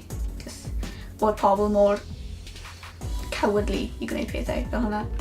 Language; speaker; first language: Welsh; native; Welsh